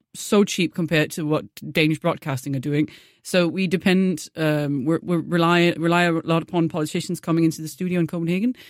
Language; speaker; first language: English; non-native, fluent; Danish